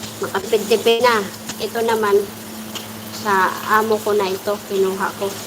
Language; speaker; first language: Filipino; non-native, local second language; Waray